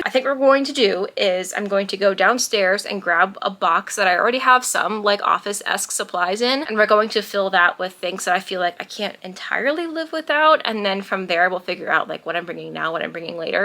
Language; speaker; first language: English; native; English